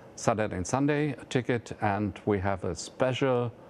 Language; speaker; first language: English; non-native, fluent; German